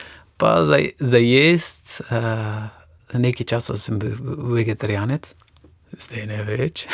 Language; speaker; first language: Slovenian; non-native, fluent; Persian